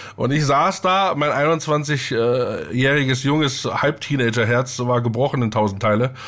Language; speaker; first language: German; native; German